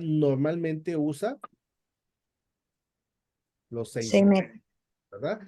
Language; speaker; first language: Spanish; native; Spanish